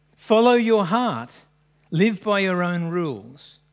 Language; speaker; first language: English; native; English